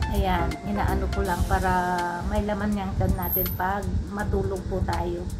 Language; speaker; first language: Filipino; non-native, local second language; Iloko